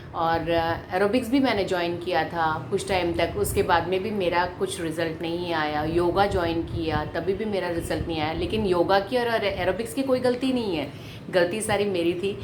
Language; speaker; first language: Hindi; non-native, local second language; Malayalam